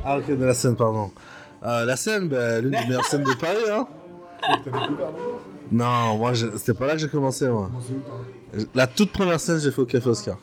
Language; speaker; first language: French; native; French